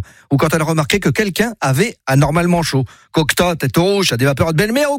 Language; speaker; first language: French; native; French